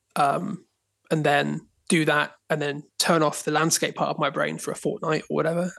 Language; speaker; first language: English; native; English